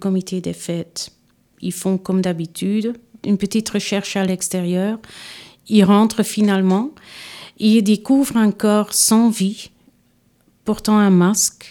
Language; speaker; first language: French; non-native, local second language; Dutch